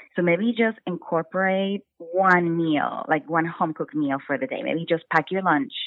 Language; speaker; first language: English; native; English